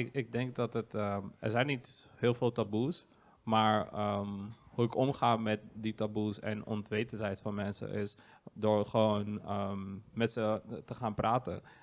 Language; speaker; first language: Dutch; early bilingual, other home language; Kinyarwanda